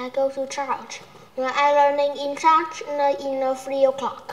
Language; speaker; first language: English; non-native, learner; Vietnamese